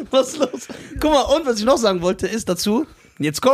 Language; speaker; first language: German; early bilingual, other home language; Persian